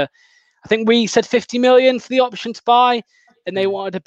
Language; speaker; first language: English; native; English